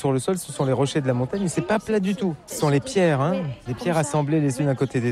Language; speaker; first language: French; native; French